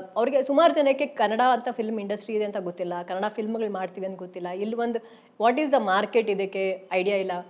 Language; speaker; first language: Kannada; native; Kannada